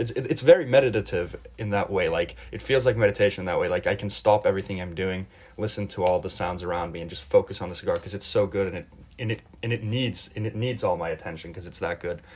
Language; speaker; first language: English; early bilingual, other home language; Swedish